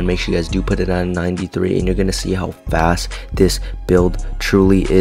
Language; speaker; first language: English; native; English